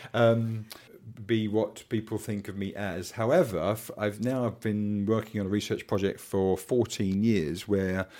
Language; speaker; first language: English; native; English